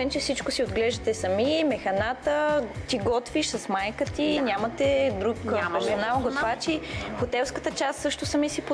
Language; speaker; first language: Bulgarian; native; Bulgarian